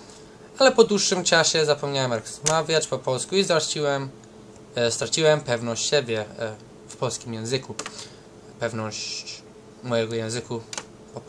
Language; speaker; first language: Polish; early bilingual, heritage; English